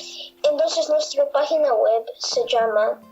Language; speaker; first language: Spanish; non-native, fluent; English